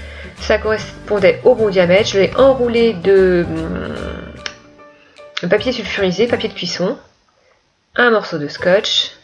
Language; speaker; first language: French; native; French